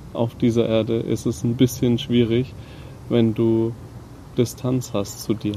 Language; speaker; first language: German; native; German